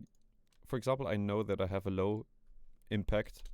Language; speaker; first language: English; non-native, fluent; German